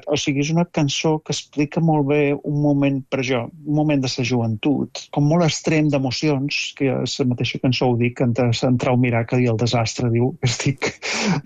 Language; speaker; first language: Catalan; native; Catalan